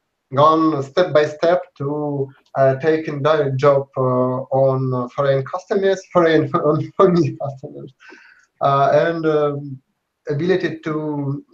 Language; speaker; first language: English; non-native, learner; Russian